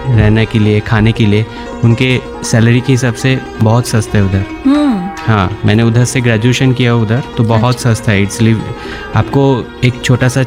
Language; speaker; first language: Hindi; non-native, local second language; Bangla